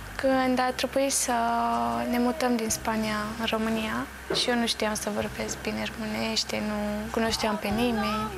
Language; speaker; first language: Romanian; early bilingual, heritage; Romanian